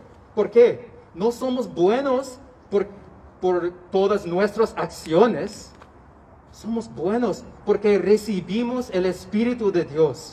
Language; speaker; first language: Spanish; non-native, learner; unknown